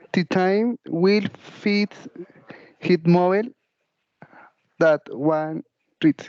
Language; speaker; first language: English; non-native, learner; Spanish